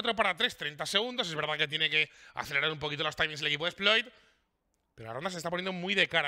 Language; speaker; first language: Spanish; native; Spanish